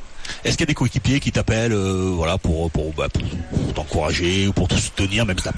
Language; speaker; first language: French; native; French